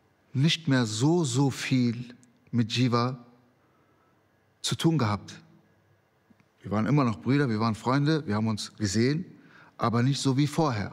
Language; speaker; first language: German; early bilingual, other home language; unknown